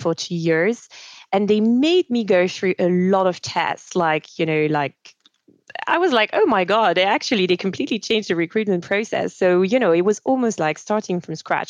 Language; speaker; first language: English; non-native, fluent; French